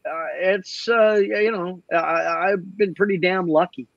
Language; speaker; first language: English; native; English